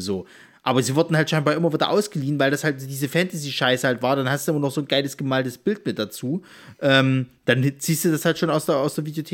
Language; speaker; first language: German; native; German